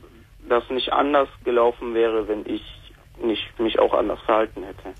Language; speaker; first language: German; native; German